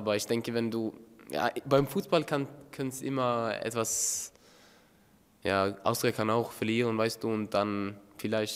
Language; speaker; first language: German; non-native, learner; Norwegian